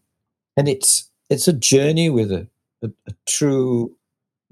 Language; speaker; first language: English; native; English